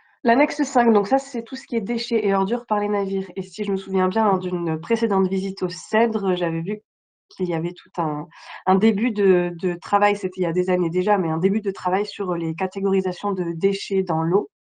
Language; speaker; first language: French; native; French